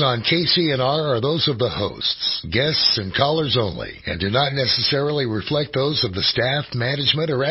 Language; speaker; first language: English; native; English